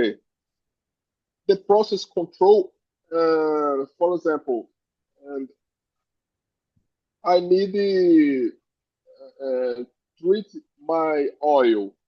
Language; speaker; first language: English; non-native, learner; Portuguese